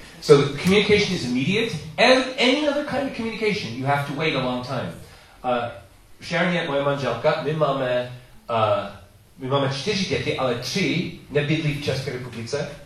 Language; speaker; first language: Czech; non-native, learner; English